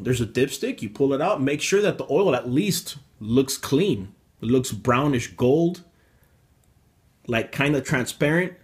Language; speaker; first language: English; native; English